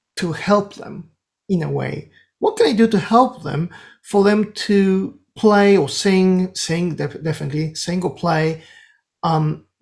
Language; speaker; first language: English; non-native, fluent; Japanese